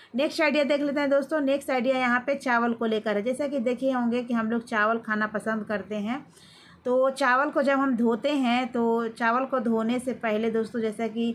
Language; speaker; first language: Hindi; native; Hindi